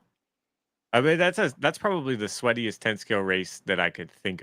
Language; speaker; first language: English; native; English